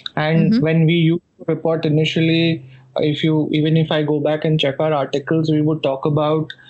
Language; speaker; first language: English; non-native, local second language; Hindi